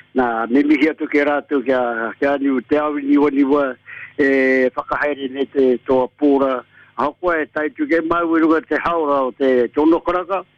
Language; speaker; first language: Māori; native; Māori